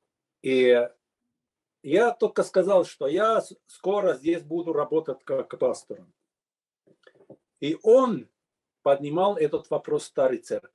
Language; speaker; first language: Russian; non-native, fluent; Finnish